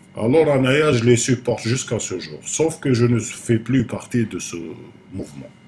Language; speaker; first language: French; non-native, local second language; Arabic